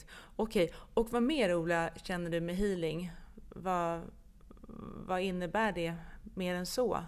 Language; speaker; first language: Swedish; native; Swedish